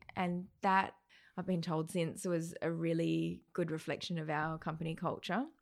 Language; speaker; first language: English; native; English